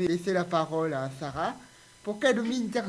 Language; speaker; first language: French; native; French